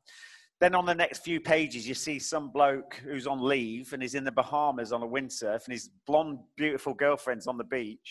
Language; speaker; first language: English; native; English